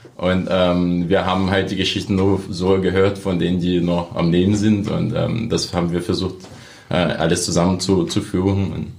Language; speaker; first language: German; non-native, fluent; Portuguese